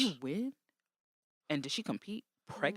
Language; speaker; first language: English; native; English